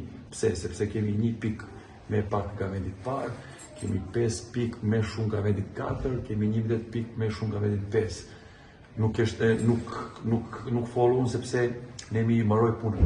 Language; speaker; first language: Albanian; non-native, fluent; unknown